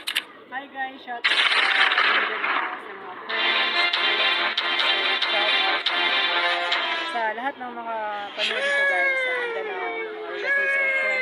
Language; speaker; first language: Filipino; non-native, local second language; Cebuano